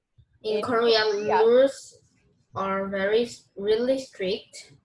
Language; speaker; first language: English; non-native, learner; Korean